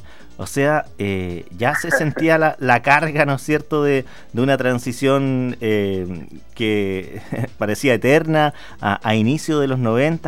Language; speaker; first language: Spanish; native; Spanish